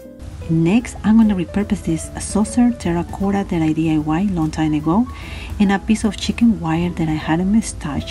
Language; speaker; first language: English; non-native, fluent; Spanish